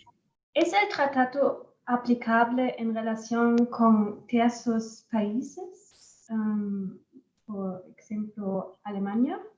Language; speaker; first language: Spanish; non-native, fluent; German